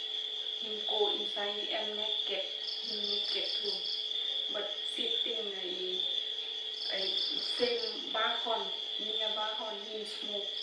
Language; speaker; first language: English; non-native, learner; Thai